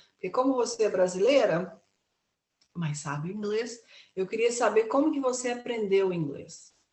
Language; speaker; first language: Portuguese; native; Portuguese